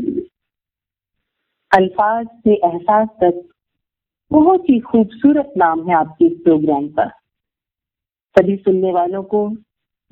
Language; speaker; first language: Hindi; native; Hindi